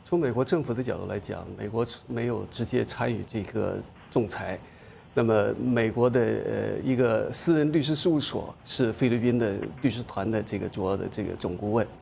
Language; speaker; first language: Chinese; native; Chinese